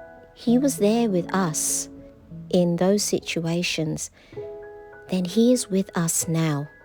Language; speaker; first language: English; native; English